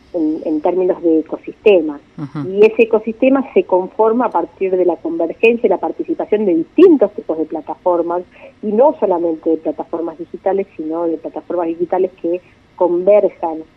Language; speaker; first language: Spanish; native; Spanish